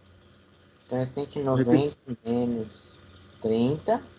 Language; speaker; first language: Portuguese; native; Portuguese